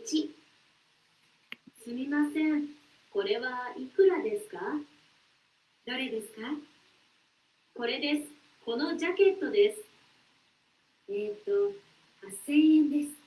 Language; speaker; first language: Japanese; non-native, learner; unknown